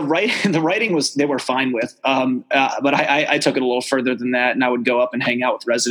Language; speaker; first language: English; native; English